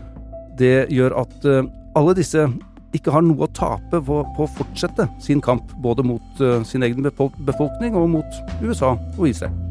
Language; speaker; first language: Norwegian; native; Norwegian